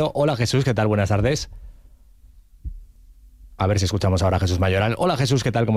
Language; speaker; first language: Spanish; native; Spanish